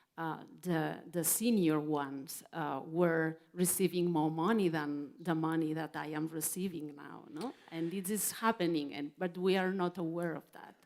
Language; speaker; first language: English; non-native, fluent; Catalan